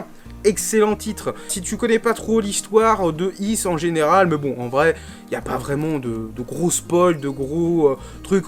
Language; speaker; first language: French; native; French